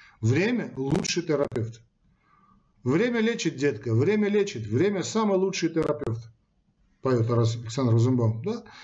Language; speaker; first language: Russian; non-native, local second language; Armenian